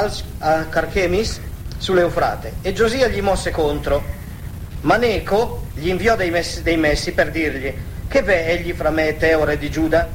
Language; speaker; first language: Italian; native; Italian